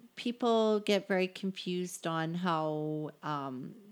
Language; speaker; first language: English; native; English